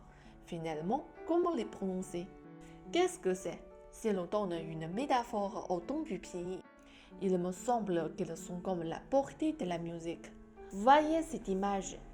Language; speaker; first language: French; non-native, fluent; Chinese